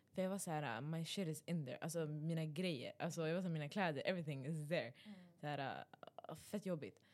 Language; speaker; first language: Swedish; early bilingual, other home language; Arabic